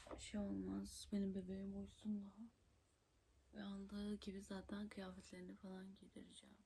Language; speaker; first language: Turkish; native; Turkish